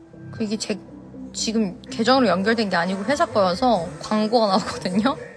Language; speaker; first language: Korean; early bilingual, heritage; Korean